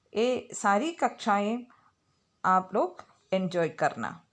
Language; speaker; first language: Hindi; non-native, local second language; Malayalam